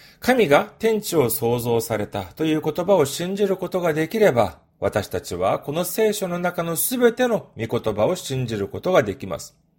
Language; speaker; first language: Japanese; non-native, fluent; Korean